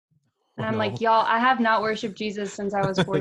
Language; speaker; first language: English; early bilingual, other home language; Portuguese